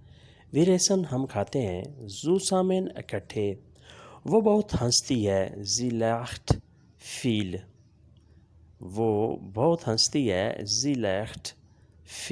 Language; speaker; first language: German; non-native, fluent; Urdu